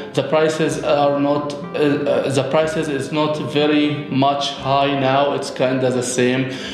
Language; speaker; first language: English; non-native, fluent; Arabic